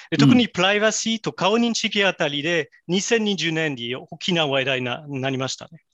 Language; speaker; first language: Japanese; non-native, fluent; French